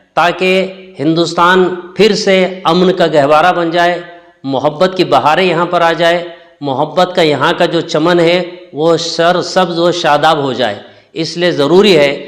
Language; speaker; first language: Urdu; native; Urdu